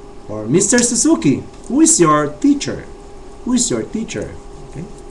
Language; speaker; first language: English; non-native, local second language; Chavacano